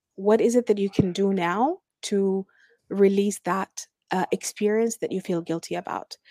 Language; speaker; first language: English; non-native, fluent; Arabic